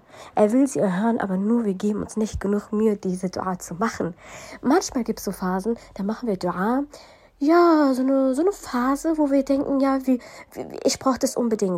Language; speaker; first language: German; early bilingual, other home language; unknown